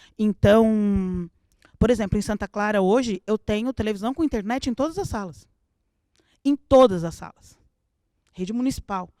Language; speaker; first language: Portuguese; native; Portuguese